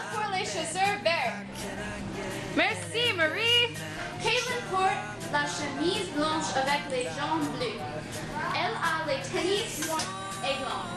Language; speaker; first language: French; non-native, learner; English